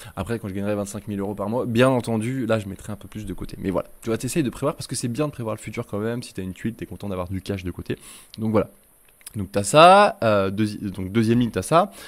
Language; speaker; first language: French; native; French